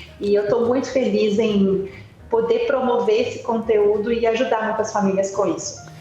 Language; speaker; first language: Portuguese; early bilingual, heritage; German